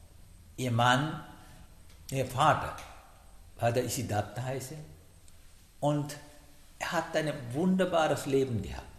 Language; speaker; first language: German; non-native, learner; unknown